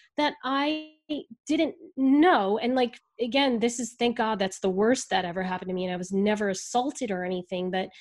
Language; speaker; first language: English; early bilingual, other home language; Hindi